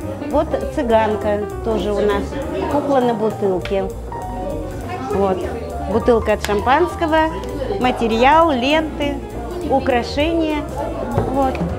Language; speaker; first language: Russian; native; Russian